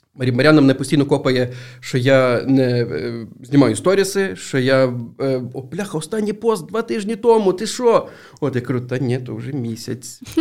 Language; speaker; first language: Ukrainian; native; Ukrainian